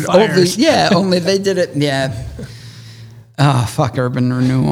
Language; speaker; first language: English; native; English